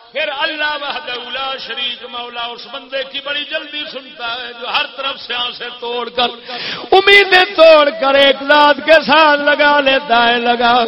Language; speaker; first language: Urdu; non-native, local second language; Punjabi